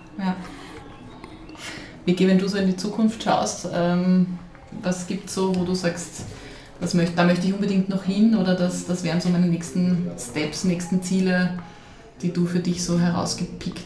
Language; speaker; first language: German; native; German